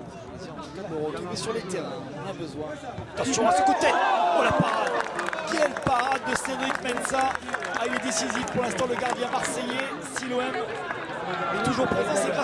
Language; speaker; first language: French; native; French